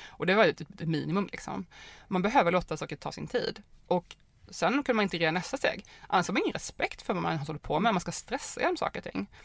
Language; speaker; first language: Swedish; native; Swedish